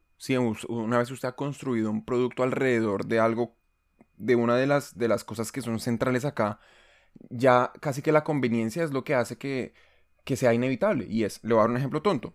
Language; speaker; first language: Spanish; native; Spanish